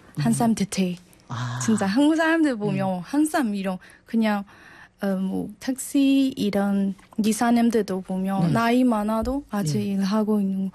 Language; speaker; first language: Korean; non-native, learner; Burmese